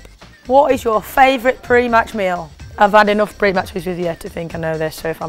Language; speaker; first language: English; native; English